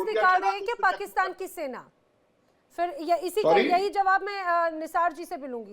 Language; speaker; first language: Hindi; native; Hindi